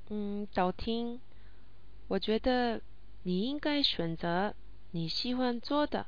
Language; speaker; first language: Chinese; non-native, learner; English